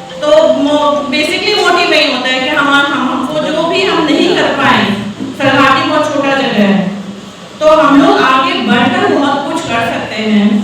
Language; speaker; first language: Hindi; native; Hindi